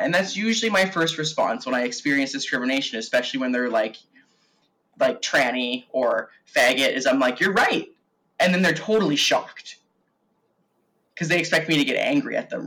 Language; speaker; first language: English; native; English